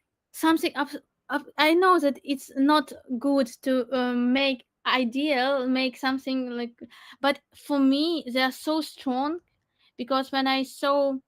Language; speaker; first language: English; non-native, learner; Crimean Tatar